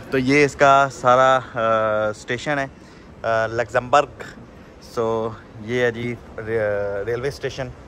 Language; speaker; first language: Urdu; non-native, local second language; Punjabi